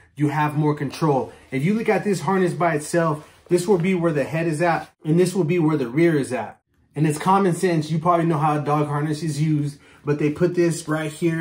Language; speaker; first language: English; native; English